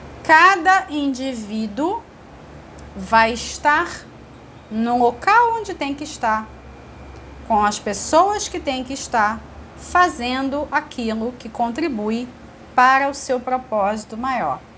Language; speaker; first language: Portuguese; native; Portuguese